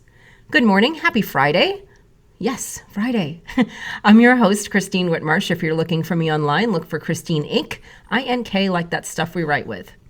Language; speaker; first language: English; native; English